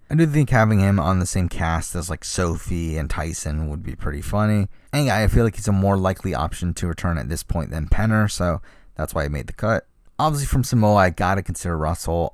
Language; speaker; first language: English; native; English